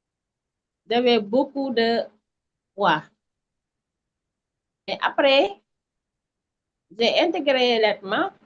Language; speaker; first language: French; non-native, local second language; Wolof